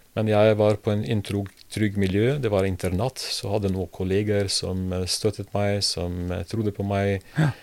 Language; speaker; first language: Norwegian; non-native, fluent; Serbian